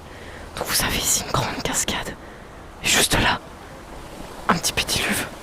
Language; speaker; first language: French; native; French